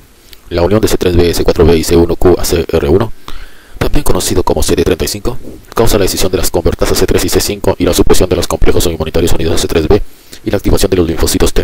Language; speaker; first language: Spanish; native; Spanish